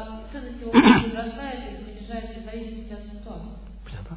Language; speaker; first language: Russian; native; Russian